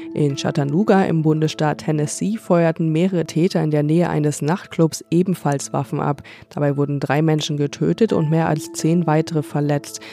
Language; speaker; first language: German; native; German